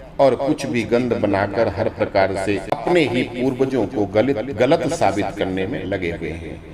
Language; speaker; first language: Hindi; native; Hindi